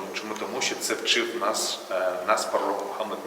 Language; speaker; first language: Ukrainian; non-native, local second language; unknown